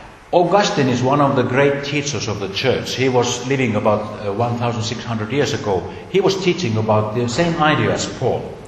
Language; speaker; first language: English; non-native, fluent; Finnish